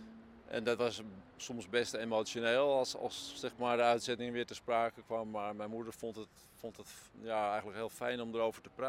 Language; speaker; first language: Dutch; native; Dutch